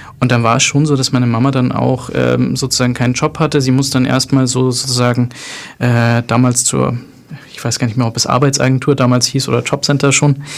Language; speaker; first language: German; native; German